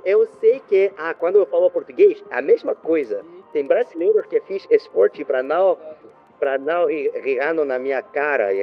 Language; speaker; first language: Portuguese; non-native, learner; French